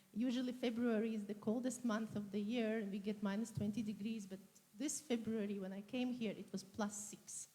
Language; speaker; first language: English; non-native, fluent; Latvian